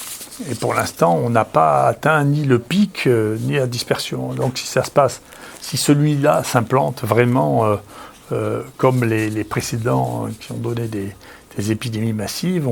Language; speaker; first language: French; native; French